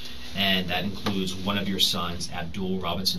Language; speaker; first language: English; native; English